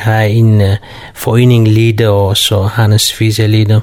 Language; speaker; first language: Danish; non-native, learner; Kurdish